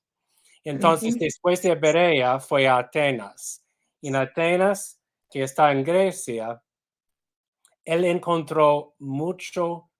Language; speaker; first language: Spanish; non-native, fluent; English